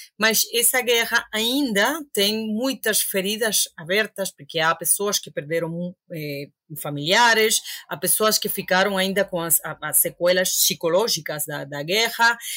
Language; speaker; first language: Portuguese; non-native, fluent; Spanish